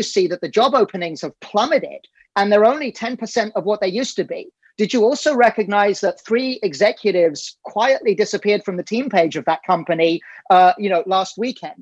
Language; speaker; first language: English; native; English